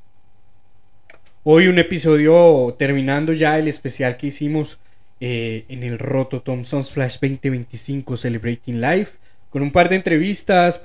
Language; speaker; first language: Spanish; native; Spanish